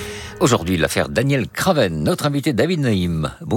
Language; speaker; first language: French; native; French